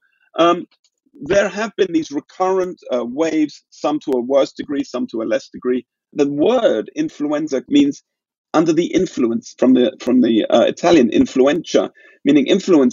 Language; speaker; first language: English; native; English